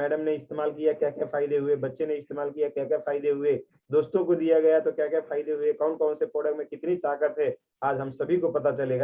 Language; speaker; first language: Hindi; native; Hindi